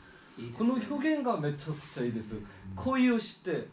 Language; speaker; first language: Japanese; non-native, fluent; Korean